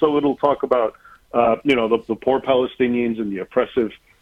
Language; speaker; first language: English; native; English